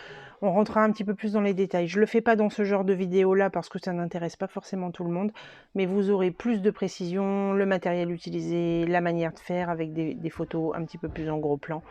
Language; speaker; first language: French; native; French